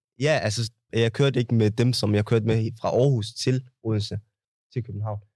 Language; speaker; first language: Danish; early bilingual, other home language; Somali